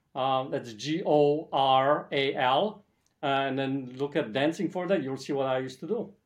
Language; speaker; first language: English; early bilingual, other home language; Polish